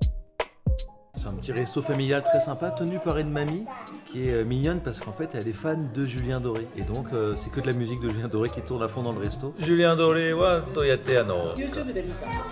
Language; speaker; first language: French; native; French